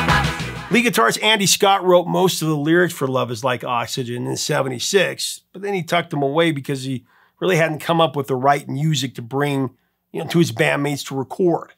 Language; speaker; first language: English; native; English